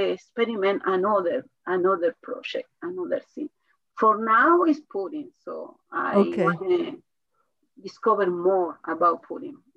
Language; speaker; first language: English; non-native, learner; Spanish